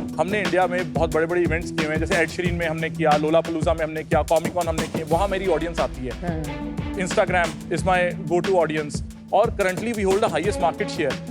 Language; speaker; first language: Hindi; non-native, local second language; Punjabi